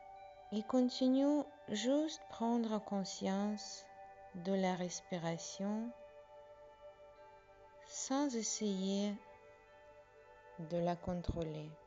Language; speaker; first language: French; non-native, fluent; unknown